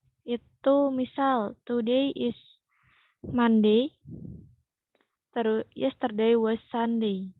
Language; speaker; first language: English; non-native, learner; Indonesian